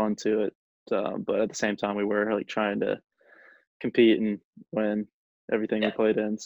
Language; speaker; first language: English; native; English